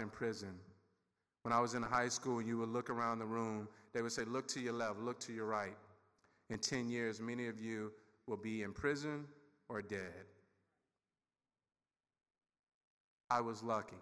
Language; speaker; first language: English; native; English